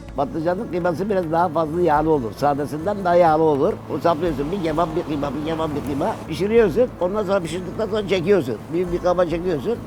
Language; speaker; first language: Turkish; native; Turkish